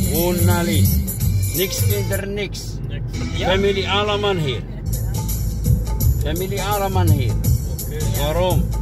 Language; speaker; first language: Dutch; non-native, learner; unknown